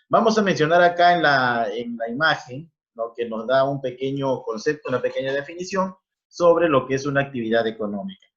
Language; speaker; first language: Spanish; native; Spanish